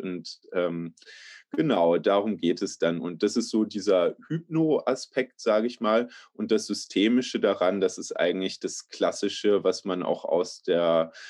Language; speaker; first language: German; native; German